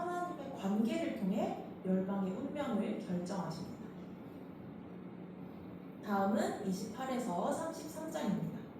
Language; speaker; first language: Korean; native; Korean